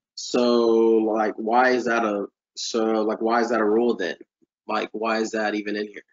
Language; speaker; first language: English; native; English